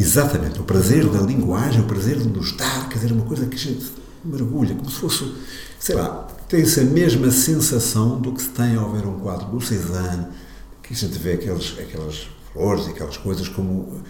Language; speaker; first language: Portuguese; native; Portuguese